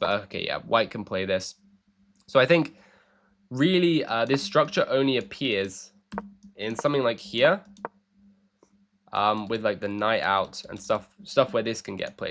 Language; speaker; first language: English; native; English